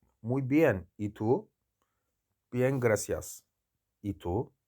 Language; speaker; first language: Spanish; non-native, learner; Turkish